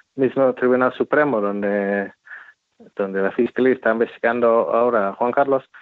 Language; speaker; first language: Spanish; non-native, fluent; English